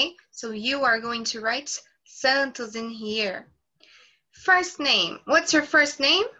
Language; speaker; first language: English; non-native, fluent; Portuguese